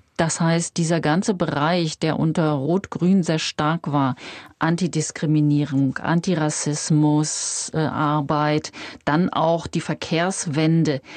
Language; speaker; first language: German; native; German